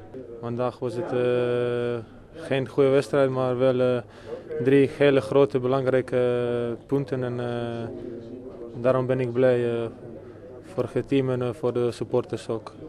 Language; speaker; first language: Dutch; non-native, fluent; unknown